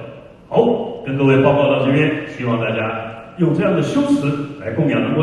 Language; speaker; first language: Chinese; native; Chinese